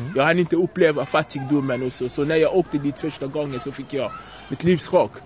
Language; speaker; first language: Swedish; non-native, fluent; French